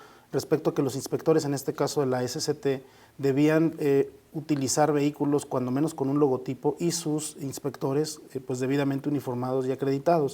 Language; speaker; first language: Spanish; native; Spanish